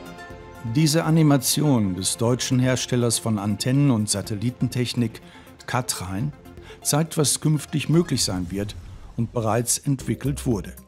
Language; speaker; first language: German; native; German